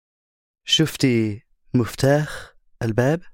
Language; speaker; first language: Arabic; non-native, learner; English